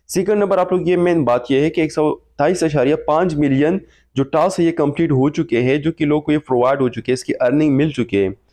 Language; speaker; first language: Urdu; non-native, local second language; Pashto